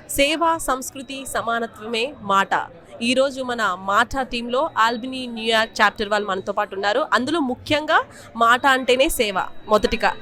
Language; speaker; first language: Telugu; native; Telugu